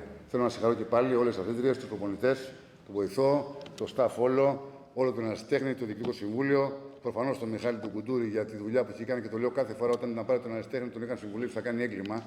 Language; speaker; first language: Greek; native; Greek